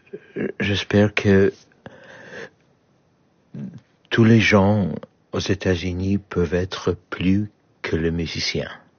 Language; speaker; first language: French; non-native, learner; Polish